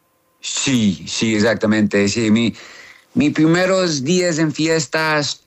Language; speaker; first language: Spanish; non-native, learner; English